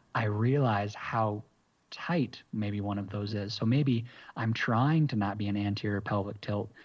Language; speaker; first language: English; native; English